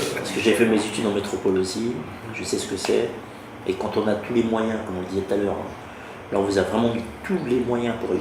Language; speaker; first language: French; native; French